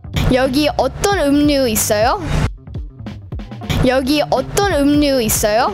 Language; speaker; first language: Korean; early bilingual, other home language; English